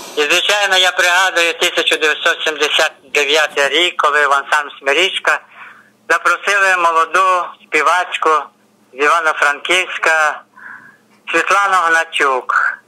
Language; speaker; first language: Ukrainian; native; Ukrainian